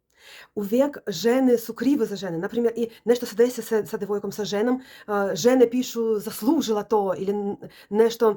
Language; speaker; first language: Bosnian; non-native, learner; Russian